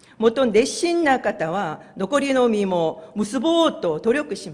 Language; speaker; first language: Japanese; non-native, fluent; Korean